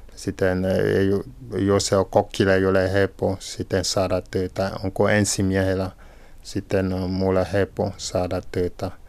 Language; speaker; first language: Finnish; non-native, learner; French